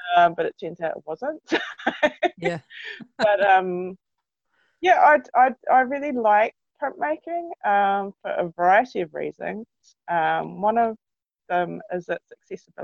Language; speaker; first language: English; native; English